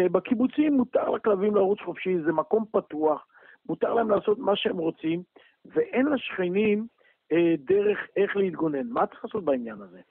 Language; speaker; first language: Hebrew; native; Hebrew